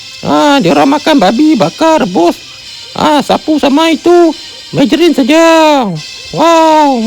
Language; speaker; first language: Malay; non-native, local second language; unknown